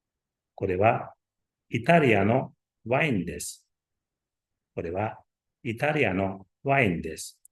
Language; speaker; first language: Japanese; non-native, learner; Uzbek